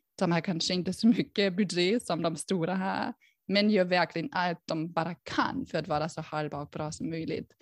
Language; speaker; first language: Swedish; non-native, fluent; German